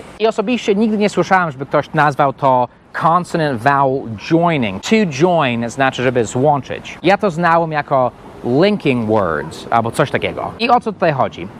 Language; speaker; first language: Polish; non-native, fluent; English